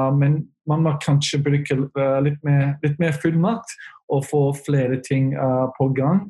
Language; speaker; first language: Norwegian; non-native, fluent; English